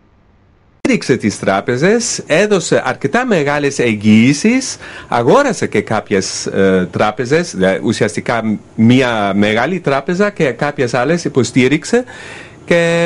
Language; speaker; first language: Greek; non-native, fluent; German